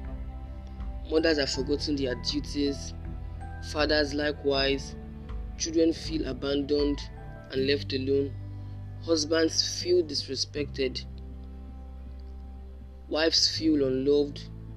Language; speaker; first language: English; non-native, local second language; Yoruba